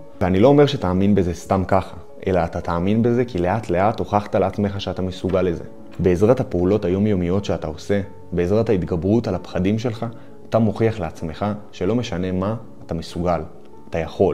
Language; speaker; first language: Hebrew; native; Hebrew